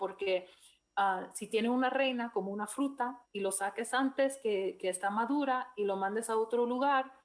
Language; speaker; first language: Spanish; non-native, fluent; English